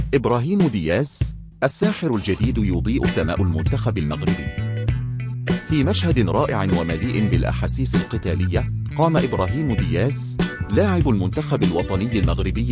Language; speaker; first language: Arabic; native; Arabic